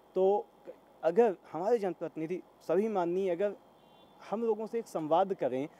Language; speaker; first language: Hindi; native; Hindi